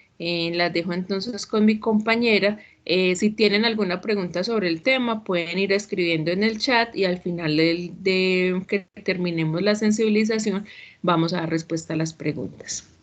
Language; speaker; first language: Spanish; native; Spanish